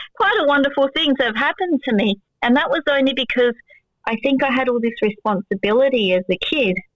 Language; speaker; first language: English; native; English